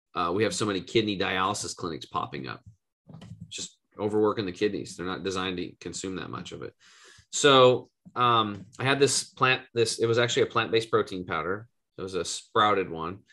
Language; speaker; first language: English; native; English